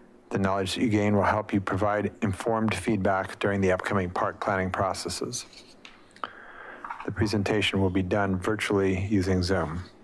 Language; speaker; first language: English; native; English